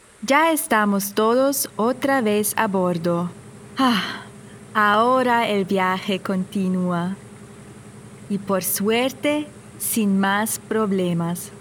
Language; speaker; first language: Spanish; non-native, fluent; German